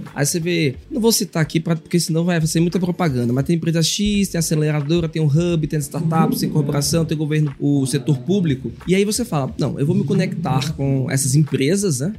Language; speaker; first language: Portuguese; native; Portuguese